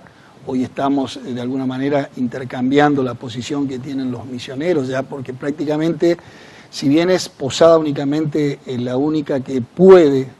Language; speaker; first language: Spanish; native; Spanish